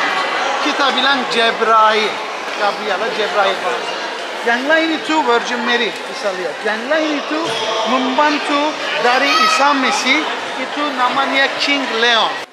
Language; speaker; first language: Indonesian; non-native, learner; Turkish